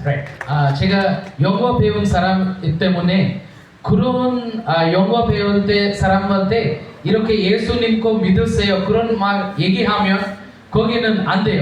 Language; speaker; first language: Korean; non-native, learner; Telugu